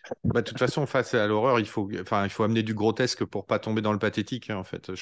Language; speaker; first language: French; native; French